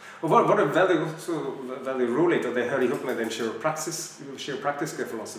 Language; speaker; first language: Swedish; non-native, fluent; English